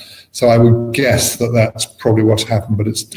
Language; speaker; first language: English; native; English